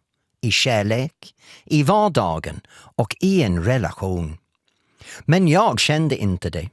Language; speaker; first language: Swedish; non-native, fluent; English